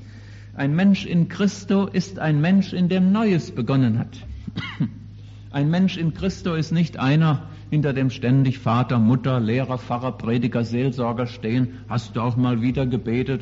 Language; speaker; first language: German; native; German